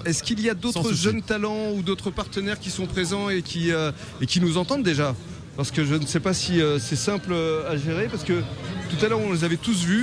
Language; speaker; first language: French; native; French